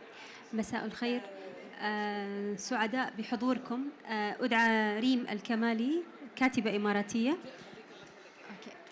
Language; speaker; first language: Arabic; native; Arabic